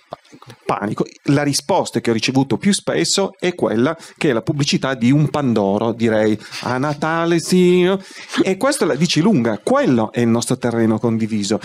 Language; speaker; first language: Italian; native; Italian